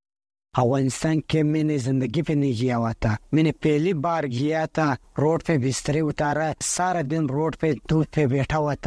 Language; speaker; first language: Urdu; non-native, local second language; Pashto